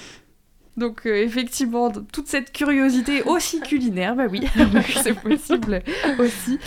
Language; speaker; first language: French; native; French